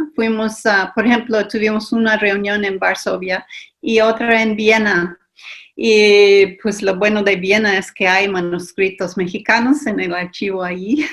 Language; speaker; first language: Spanish; non-native, fluent; English